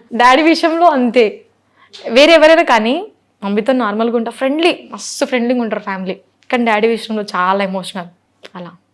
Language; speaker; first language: Telugu; non-native, local second language; Lambadi